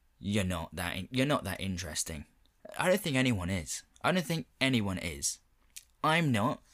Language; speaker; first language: English; native; English